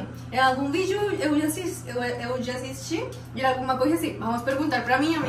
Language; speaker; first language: Portuguese; non-native, fluent; Spanish